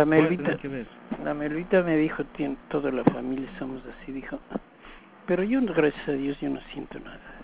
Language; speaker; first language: Spanish; native; Spanish